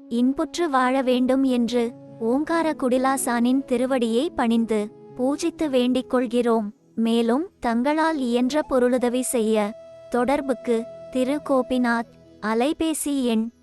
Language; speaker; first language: Tamil; native; Tamil